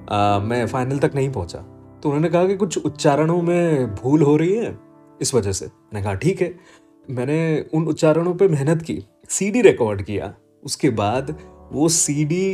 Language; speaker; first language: Hindi; non-native, local second language; Gujarati